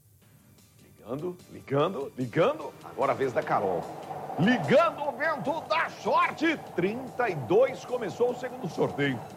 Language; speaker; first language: Portuguese; native; Portuguese